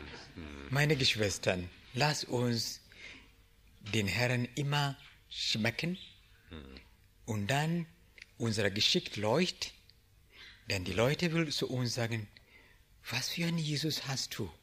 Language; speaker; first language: German; non-native, learner; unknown